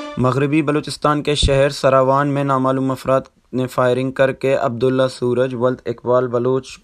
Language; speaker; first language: Urdu; non-native, local second language; Baluchi